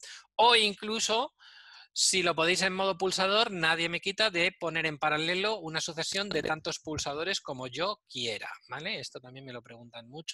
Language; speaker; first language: Spanish; native; Spanish